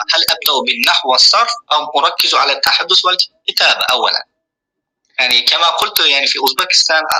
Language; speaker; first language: Arabic; non-native, fluent; Uzbek